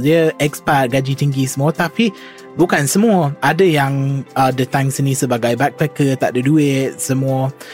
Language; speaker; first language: Malay; non-native, fluent; English